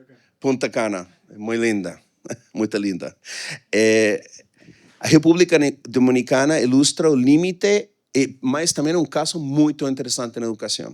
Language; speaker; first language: Portuguese; non-native, fluent; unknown